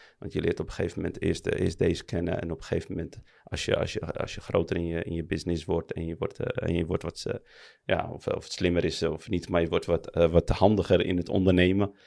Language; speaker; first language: Dutch; early bilingual, other home language; Arabic